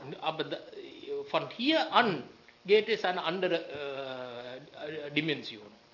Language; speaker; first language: German; non-native, learner; Sinhala